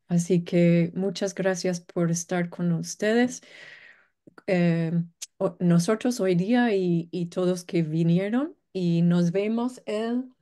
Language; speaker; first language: Spanish; non-native, fluent; English